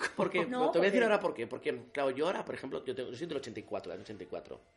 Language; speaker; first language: Spanish; native; Spanish